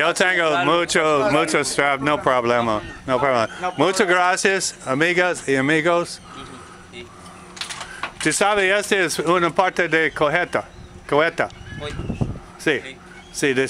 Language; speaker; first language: Spanish; non-native, learner; English